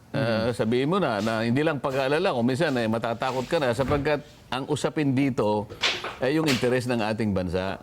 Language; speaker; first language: Filipino; native; Filipino